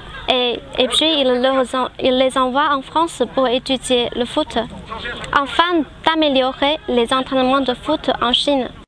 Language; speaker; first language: French; non-native, fluent; Chinese